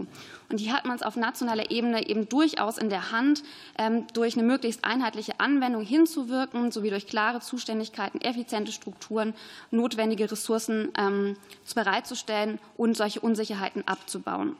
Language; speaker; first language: German; native; German